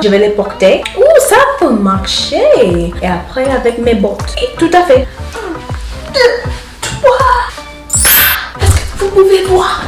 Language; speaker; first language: French; non-native, learner; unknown